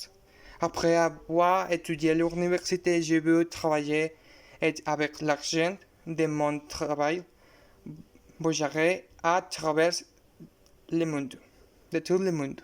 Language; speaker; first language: French; non-native, learner; Spanish